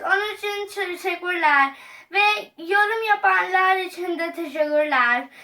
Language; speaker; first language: Turkish; non-native, learner; Hindi